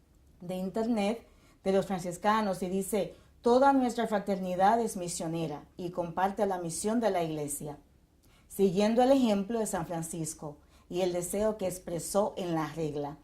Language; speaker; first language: Spanish; native; Spanish